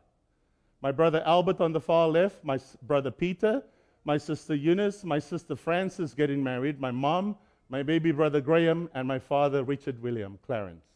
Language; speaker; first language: English; native; English